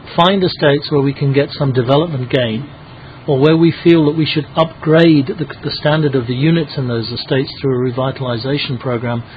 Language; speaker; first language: English; native; English